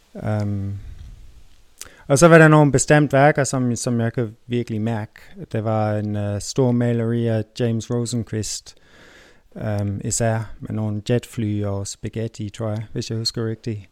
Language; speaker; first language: Danish; non-native, fluent; English